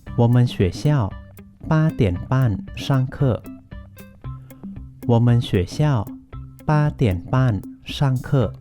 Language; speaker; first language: Chinese; non-native, fluent; Thai